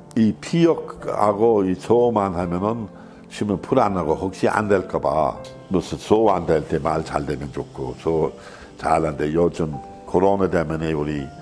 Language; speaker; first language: Korean; non-native, fluent; English